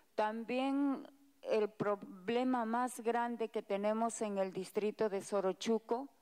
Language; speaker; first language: Spanish; native; Spanish